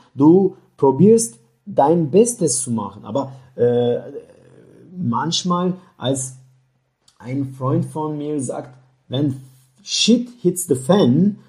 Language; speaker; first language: German; non-native, fluent; Turkish